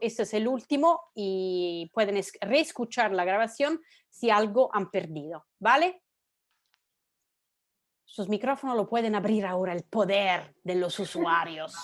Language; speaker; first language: Spanish; non-native, fluent; Italian